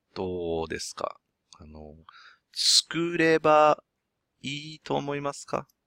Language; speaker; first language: Japanese; non-native, learner; English